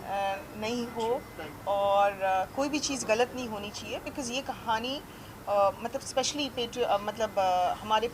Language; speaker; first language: Hindi; native; Hindi